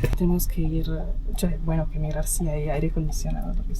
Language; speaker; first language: Spanish; non-native, fluent; Italian